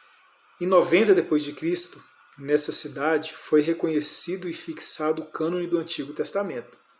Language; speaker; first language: Portuguese; native; Portuguese